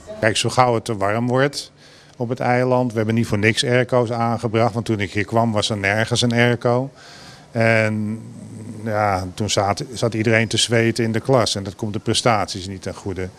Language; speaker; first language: Dutch; native; Dutch